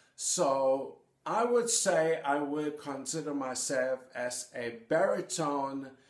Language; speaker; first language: English; non-native, fluent; German